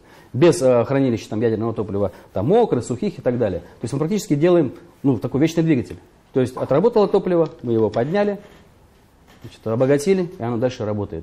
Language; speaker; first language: Russian; native; Russian